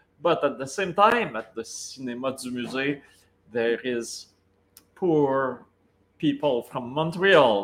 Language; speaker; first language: English; non-native, local second language; French